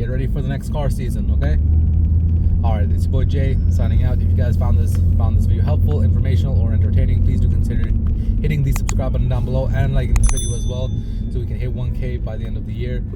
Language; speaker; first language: English; native; English